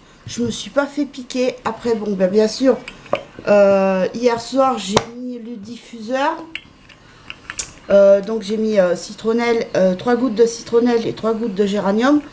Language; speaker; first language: French; native; French